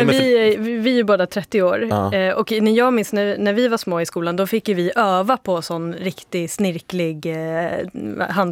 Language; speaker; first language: Swedish; native; Swedish